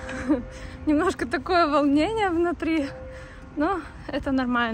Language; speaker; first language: Russian; native; Russian